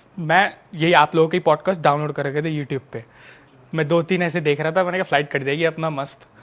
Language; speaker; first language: Hindi; native; Hindi